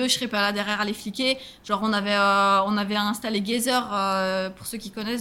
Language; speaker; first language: French; native; French